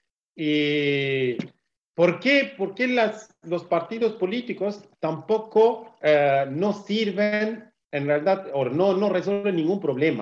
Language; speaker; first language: Spanish; non-native, learner; Kurdish